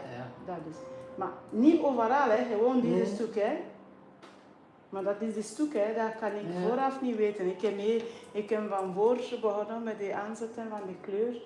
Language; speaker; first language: Dutch; non-native, learner; English